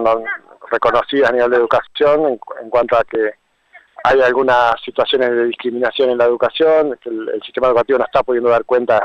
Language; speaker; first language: Spanish; native; Spanish